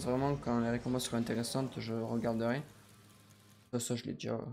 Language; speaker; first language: French; native; French